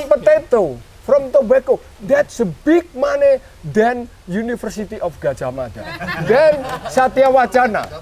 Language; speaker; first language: English; non-native, learner; Indonesian